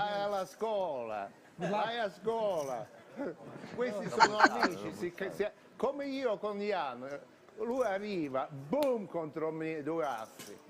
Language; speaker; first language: Italian; non-native, learner; Russian